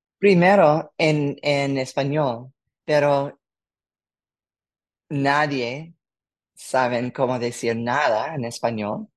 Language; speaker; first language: Spanish; non-native, learner; English